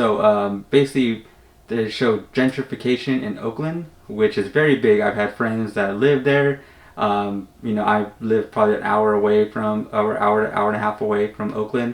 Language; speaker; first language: English; native; English